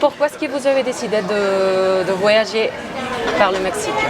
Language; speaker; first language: French; non-native, fluent; Spanish